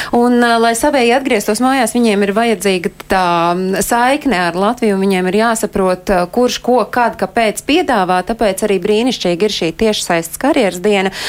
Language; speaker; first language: Latvian; native; Latvian